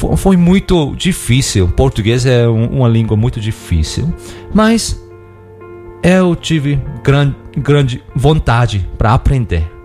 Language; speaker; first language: Portuguese; non-native, learner; Korean